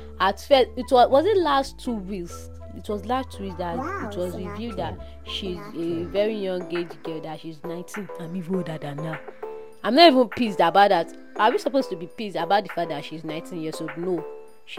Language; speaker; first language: English; non-native, local second language; Yoruba